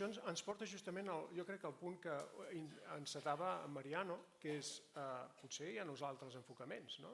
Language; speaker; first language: Catalan; native; Catalan